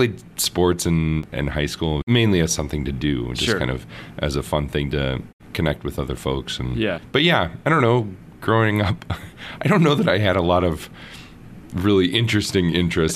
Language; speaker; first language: English; native; English